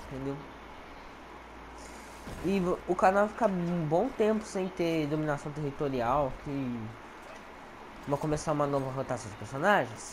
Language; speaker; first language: Portuguese; native; Portuguese